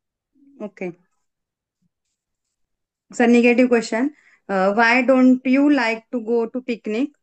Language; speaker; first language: English; non-native, learner; Marathi